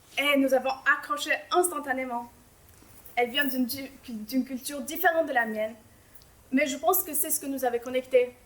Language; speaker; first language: French; non-native, fluent; Albanian